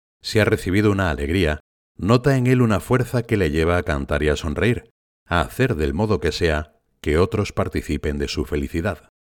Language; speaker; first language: Spanish; native; Spanish